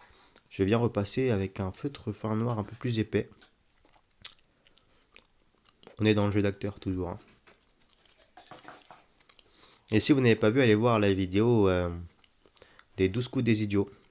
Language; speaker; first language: French; native; French